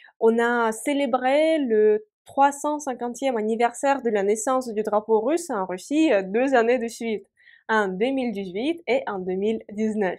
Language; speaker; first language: French; non-native, fluent; Russian